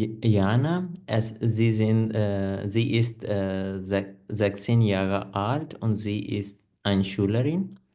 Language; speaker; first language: German; non-native, learner; Punjabi